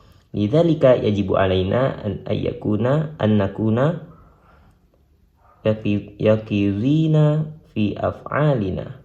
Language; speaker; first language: Arabic; non-native, learner; Indonesian